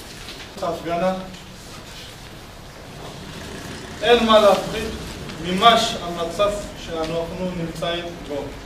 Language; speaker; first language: Hebrew; non-native, learner; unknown